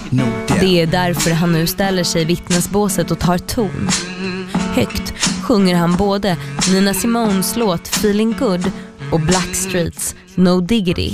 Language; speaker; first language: Swedish; native; Swedish